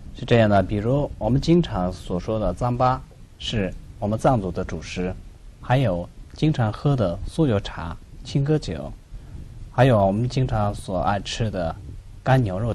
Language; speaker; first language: Chinese; non-native, local second language; Tibetan